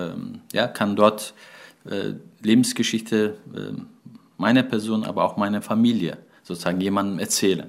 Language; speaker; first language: German; early bilingual, other home language; Turkish